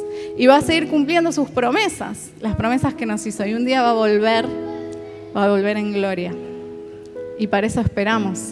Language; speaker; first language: Spanish; native; Spanish